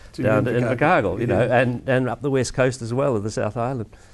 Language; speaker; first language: English; native; English